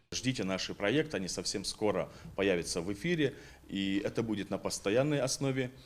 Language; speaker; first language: Russian; non-native, local second language; Ingush